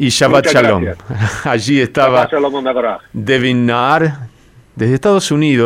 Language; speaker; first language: Spanish; native; Spanish